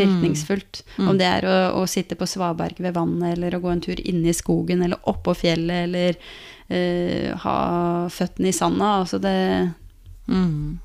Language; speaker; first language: Norwegian; native; Norwegian